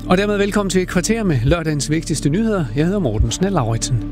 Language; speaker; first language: Danish; native; Danish